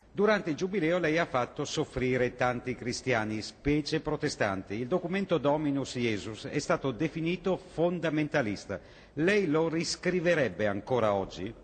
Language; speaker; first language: Italian; native; Italian